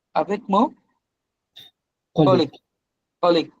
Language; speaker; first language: French; non-native, learner; Bangla